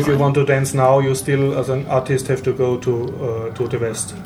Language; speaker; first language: English; non-native, fluent; German